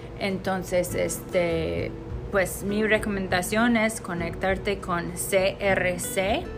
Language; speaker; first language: Spanish; non-native, fluent; English